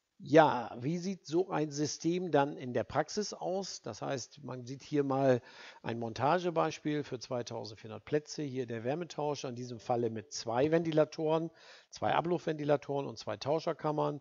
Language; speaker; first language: German; native; German